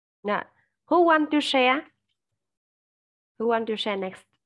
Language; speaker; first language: English; non-native, learner; Vietnamese